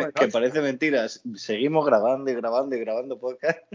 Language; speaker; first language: Spanish; native; Spanish